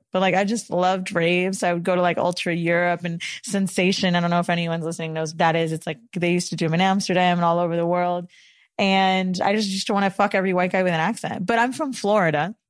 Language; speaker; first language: English; native; English